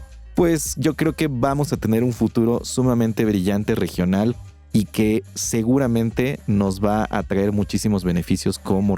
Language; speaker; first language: Spanish; native; Spanish